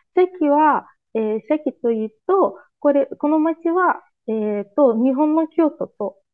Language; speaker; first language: Japanese; non-native, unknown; Azerbaijani